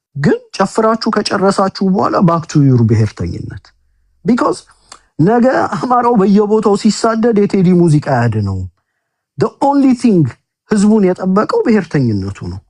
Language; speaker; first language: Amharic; native; Amharic